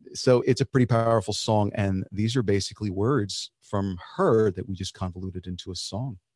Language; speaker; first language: English; early bilingual, other home language; Spanish